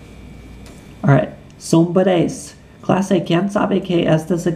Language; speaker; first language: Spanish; non-native, learner; English